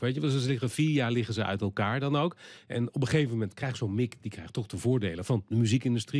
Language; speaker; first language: Dutch; native; Dutch